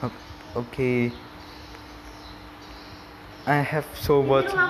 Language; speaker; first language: English; non-native, learner; Indonesian